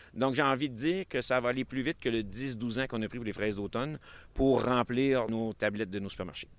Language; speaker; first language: French; native; French